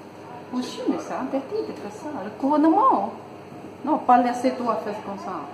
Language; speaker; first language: French; non-native, learner; Chinese